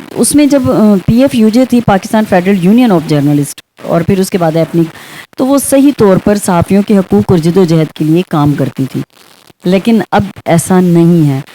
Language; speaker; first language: Urdu; non-native, local second language; Saraiki